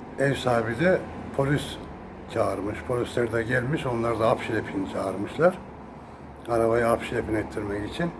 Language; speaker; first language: Turkish; native; Turkish